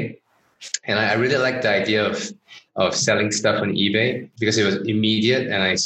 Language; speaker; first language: English; non-native, local second language; Chinese